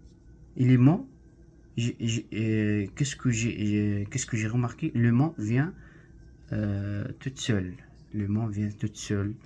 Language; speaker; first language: French; non-native, learner; Arabic